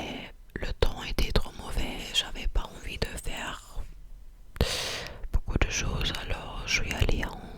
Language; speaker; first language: French; non-native, learner; English